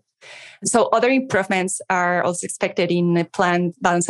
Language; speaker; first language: English; non-native, fluent; Spanish